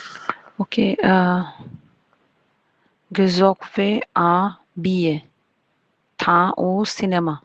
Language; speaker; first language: French; non-native, learner; Bangla